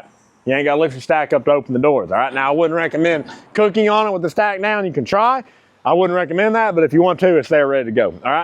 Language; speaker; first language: English; native; English